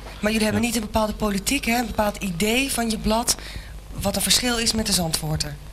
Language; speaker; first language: Dutch; native; Dutch